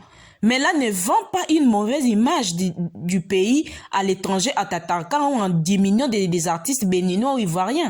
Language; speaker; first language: French; non-native, local second language; Lingala